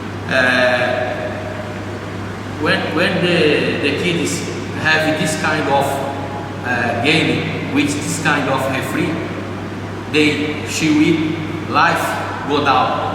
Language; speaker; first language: English; non-native, learner; Portuguese